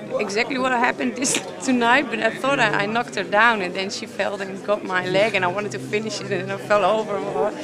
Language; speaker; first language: English; non-native, fluent; Dutch